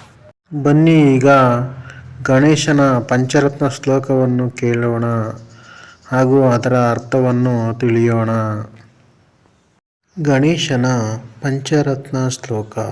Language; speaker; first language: Kannada; native; Kannada